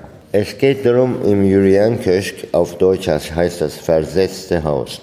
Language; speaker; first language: German; non-native, fluent; Turkish